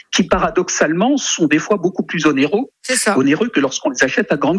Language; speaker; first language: French; native; French